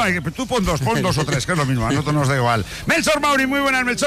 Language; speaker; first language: Spanish; native; Spanish